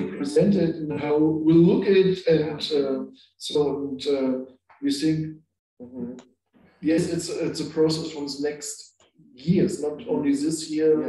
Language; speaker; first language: English; non-native, learner; German